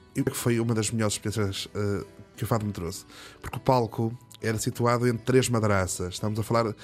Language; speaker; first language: Portuguese; native; Portuguese